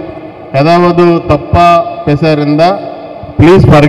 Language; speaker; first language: Tamil; non-native, learner; Telugu